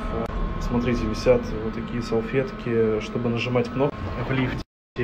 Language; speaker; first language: Russian; native; Russian